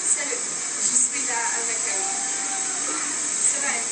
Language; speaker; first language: French; non-native, learner; English